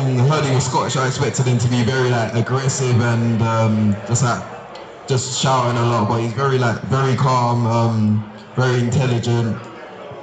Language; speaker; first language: English; native; English